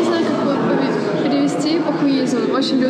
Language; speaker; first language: Russian; native; Russian